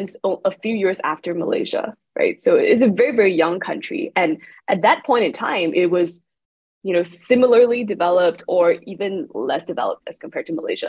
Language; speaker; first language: English; non-native, local second language; Chinese